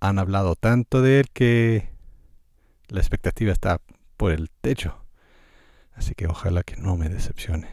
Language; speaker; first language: Spanish; non-native, fluent; English